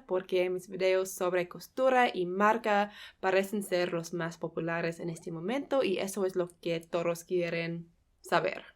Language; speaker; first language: Spanish; non-native, fluent; English